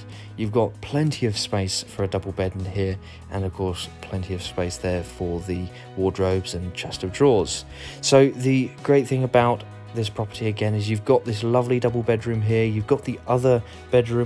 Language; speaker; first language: English; native; English